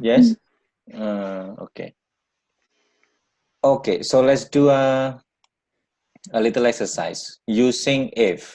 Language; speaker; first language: English; non-native, learner; Indonesian